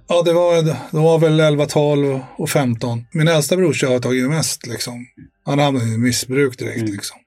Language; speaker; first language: Swedish; early bilingual, other home language; Arabic